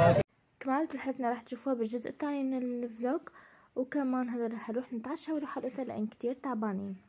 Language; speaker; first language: Arabic; native; Arabic